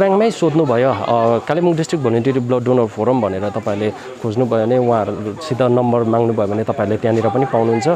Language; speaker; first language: Nepali; native; Nepali